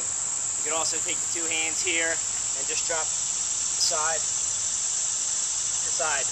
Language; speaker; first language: English; native; English